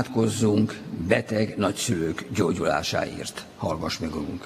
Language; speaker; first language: Hungarian; native; Hungarian